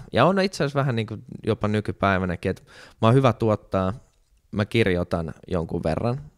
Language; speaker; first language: Finnish; native; Finnish